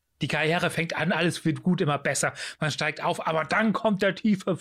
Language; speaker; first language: German; native; German